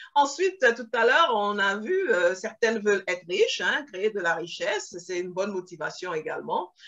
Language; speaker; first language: French; early bilingual, other home language; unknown